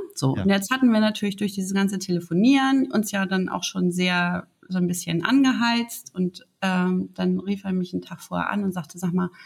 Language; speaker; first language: German; native; German